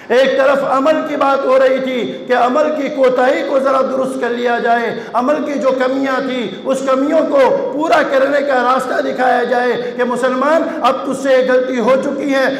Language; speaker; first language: Urdu; non-native, local second language; Gujarati